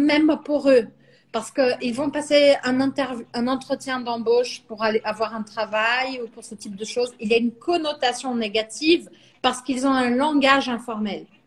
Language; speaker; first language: French; non-native, fluent; Portuguese